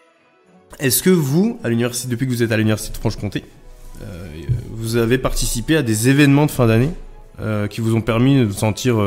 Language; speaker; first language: French; native; French